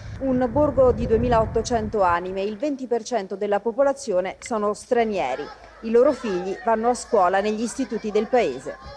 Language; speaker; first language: Italian; native; Italian